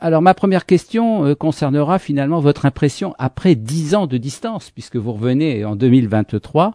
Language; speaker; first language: French; native; French